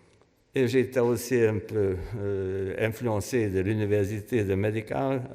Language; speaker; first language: French; non-native, fluent; Hungarian